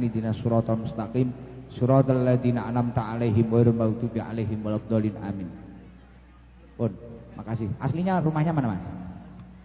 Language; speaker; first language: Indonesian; non-native, local second language; Javanese